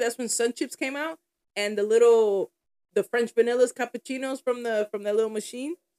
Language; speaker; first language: English; early bilingual, other home language; Spanish